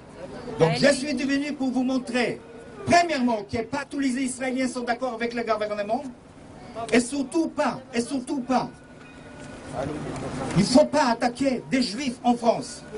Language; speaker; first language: French; non-native, fluent; Hebrew